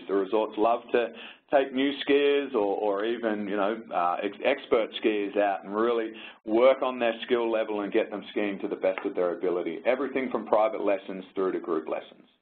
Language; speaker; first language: English; native; English